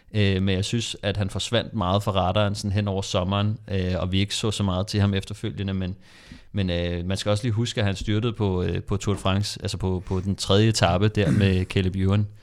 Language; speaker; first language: Danish; native; Danish